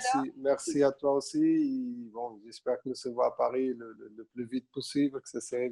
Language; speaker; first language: French; non-native, fluent; Portuguese